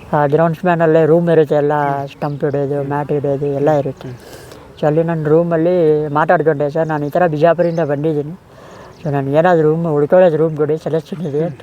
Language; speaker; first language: Kannada; native; Kannada